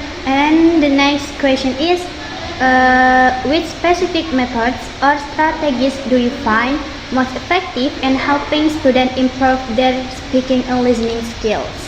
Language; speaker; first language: English; non-native, learner; Indonesian